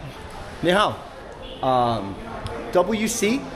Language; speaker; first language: Chinese; non-native, learner; English